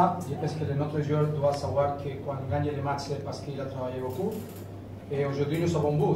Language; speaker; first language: French; non-native, learner; Spanish